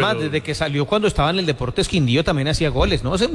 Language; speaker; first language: Spanish; native; Spanish